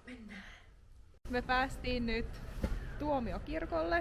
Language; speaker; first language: Finnish; native; Finnish